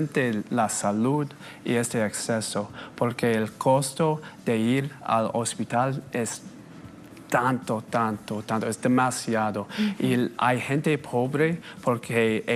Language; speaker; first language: Spanish; non-native, fluent; English